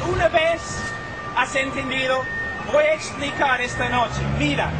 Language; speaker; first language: Spanish; non-native, fluent; English